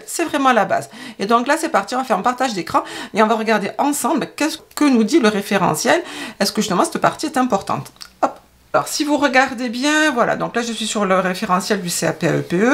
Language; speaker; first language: French; native; French